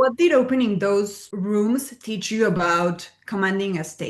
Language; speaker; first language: English; non-native, fluent; Spanish